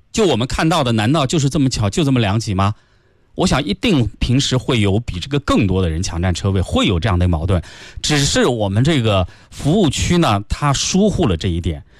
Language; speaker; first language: Chinese; native; Chinese